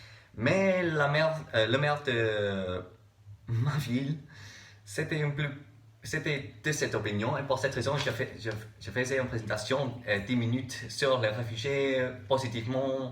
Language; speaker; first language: French; non-native, learner; English